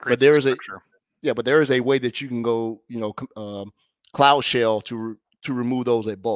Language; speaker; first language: English; native; English